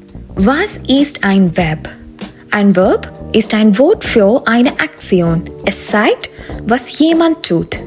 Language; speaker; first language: German; non-native, fluent; Malayalam